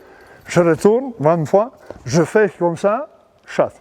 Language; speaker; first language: French; non-native, learner; Serbian